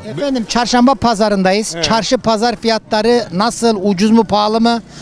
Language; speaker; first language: Turkish; native; Turkish